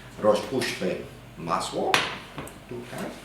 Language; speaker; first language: Polish; non-native, learner; German